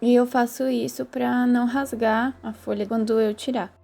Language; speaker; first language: Portuguese; native; Portuguese